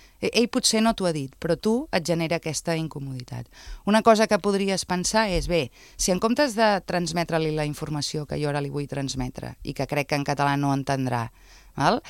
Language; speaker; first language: Catalan; native; Catalan